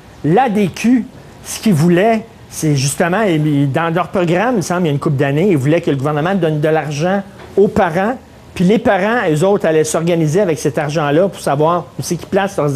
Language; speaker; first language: French; native; French